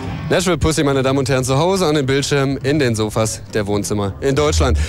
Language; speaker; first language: German; native; German